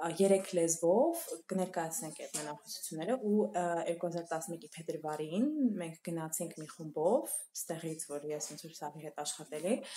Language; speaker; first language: Armenian; early bilingual, heritage; Armenian